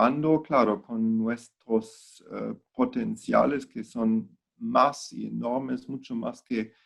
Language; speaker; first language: Spanish; non-native, fluent; German